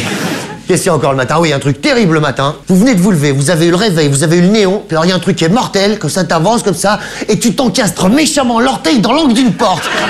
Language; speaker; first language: French; native; French